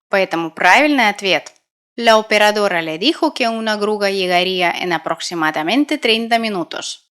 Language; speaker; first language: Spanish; non-native, fluent; Russian